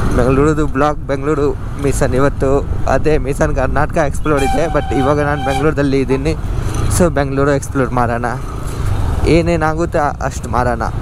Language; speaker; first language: Kannada; non-native, local second language; Hindi